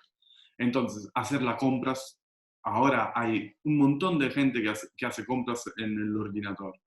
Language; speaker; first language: Spanish; non-native, fluent; Italian